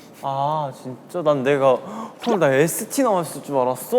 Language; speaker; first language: Korean; native; Korean